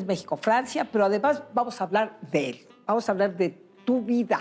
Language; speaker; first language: Spanish; native; Spanish